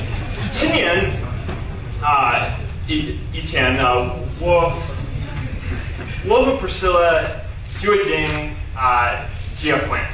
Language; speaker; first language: Chinese; non-native, learner; English